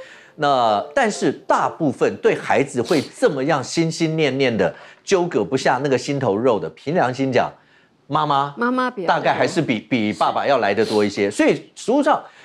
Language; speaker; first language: Chinese; native; Chinese